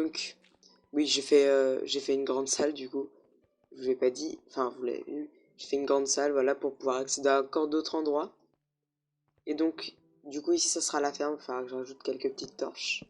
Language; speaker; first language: French; native; French